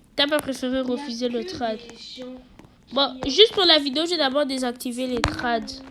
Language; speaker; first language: French; native; French